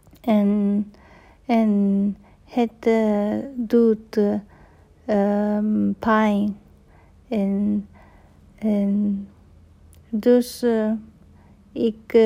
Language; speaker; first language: Dutch; non-native, learner; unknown